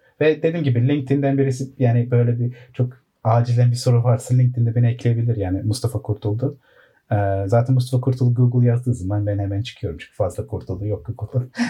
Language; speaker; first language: Turkish; early bilingual, heritage; Turkish